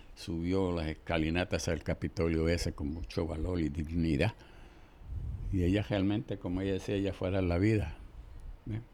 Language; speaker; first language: Spanish; native; Spanish